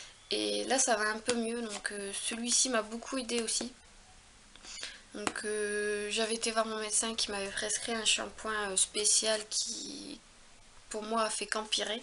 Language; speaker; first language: French; native; French